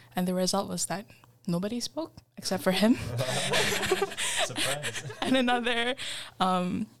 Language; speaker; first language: English; non-native, fluent; Indonesian